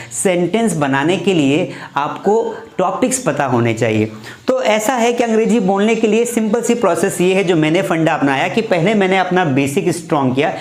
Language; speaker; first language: Hindi; native; Hindi